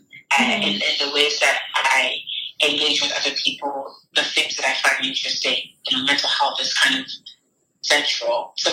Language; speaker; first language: English; non-native, local second language; Akan